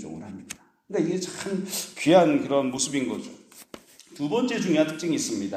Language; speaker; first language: Korean; native; Korean